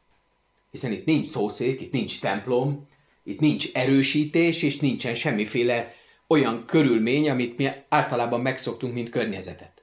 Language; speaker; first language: Hungarian; native; Hungarian